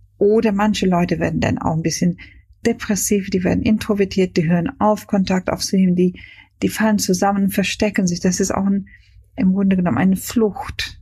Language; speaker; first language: German; non-native, fluent; Hungarian